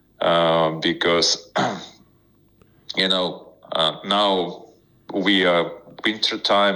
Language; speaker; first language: English; non-native, fluent; Ukrainian